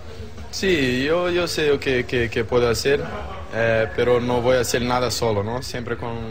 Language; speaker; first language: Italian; non-native, learner; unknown